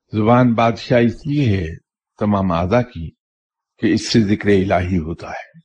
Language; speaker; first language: Urdu; native; Urdu